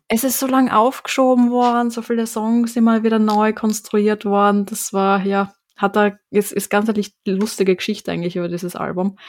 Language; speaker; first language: German; native; German